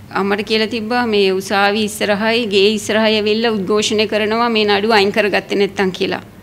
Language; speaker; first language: Sinhala; non-native, local second language; Tamil